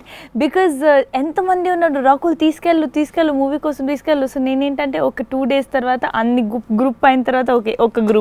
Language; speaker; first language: Telugu; non-native, local second language; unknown